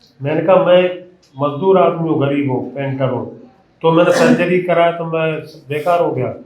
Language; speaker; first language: Hindi; non-native, fluent; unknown